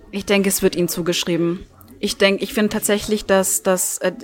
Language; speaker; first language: German; early bilingual, other home language; Turkish